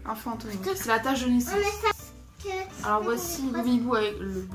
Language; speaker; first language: French; native; French